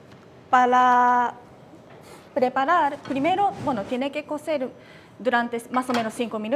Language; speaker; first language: Spanish; non-native, fluent; Japanese